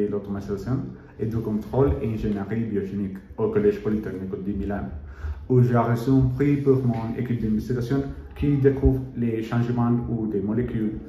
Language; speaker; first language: French; non-native, learner; Spanish